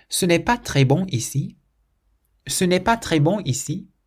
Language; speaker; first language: French; non-native, fluent; English